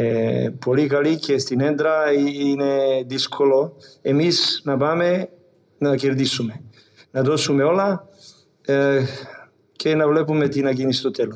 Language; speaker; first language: Greek; non-native, fluent; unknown